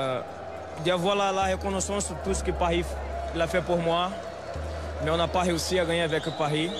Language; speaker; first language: French; non-native, fluent; Portuguese